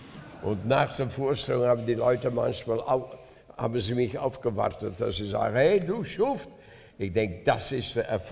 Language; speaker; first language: German; non-native, fluent; Dutch